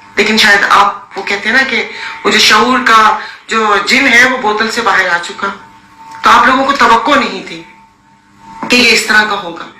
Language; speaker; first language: Urdu; non-native, local second language; Sindhi